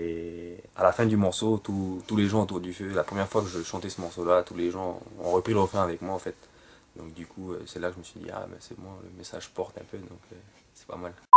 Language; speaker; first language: French; native; French